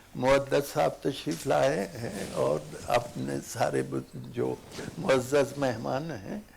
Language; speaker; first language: Urdu; non-native, local second language; Punjabi